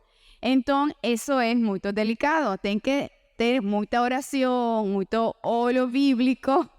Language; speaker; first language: Portuguese; non-native, learner; Spanish